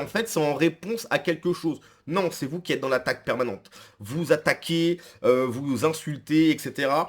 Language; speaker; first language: French; native; French